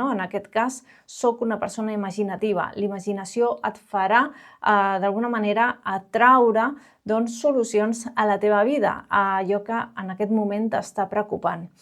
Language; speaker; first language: Catalan; non-native, local second language; Spanish